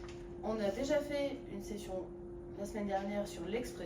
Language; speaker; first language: French; native; French